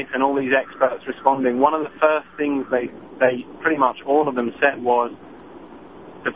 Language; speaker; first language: English; native; English